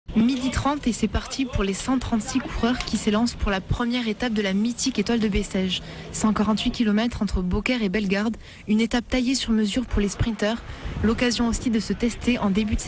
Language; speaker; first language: French; native; French